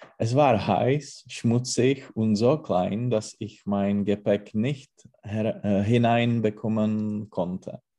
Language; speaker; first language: German; non-native, learner; Czech